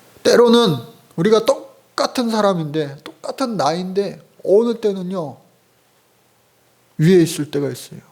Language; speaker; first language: Korean; native; Korean